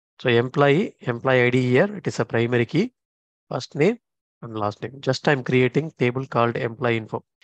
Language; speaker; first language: English; non-native, local second language; Tamil